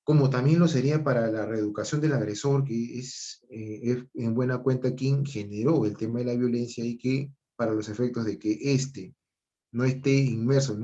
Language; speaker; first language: Spanish; native; Spanish